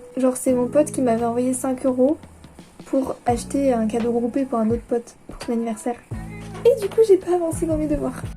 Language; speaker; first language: French; native; French